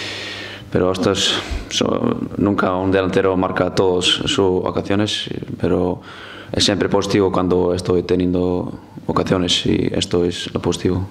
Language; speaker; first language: Spanish; non-native, fluent; Icelandic